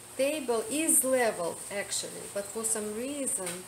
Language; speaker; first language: English; non-native, fluent; Russian